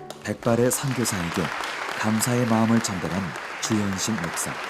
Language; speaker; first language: Korean; native; Korean